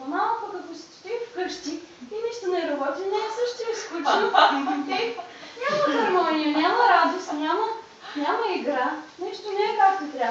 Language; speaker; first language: Bulgarian; native; Bulgarian